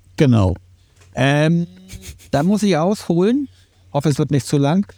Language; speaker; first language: German; native; German